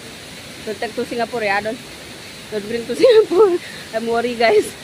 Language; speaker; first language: English; non-native, learner; Indonesian